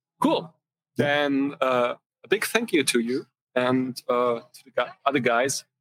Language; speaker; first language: English; non-native, fluent; German